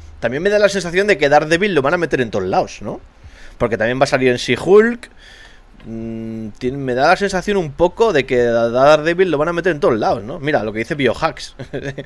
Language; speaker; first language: Spanish; native; Spanish